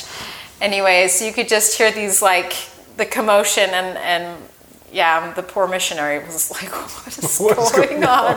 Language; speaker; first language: English; native; English